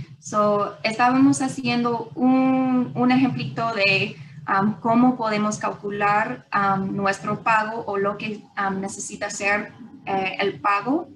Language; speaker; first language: Spanish; non-native, fluent; English